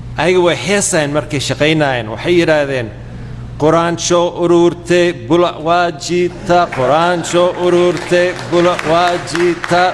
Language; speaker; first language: Somali; non-native, fluent; English